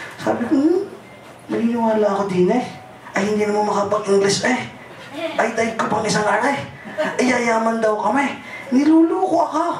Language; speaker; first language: Filipino; non-native, local second language; Cebuano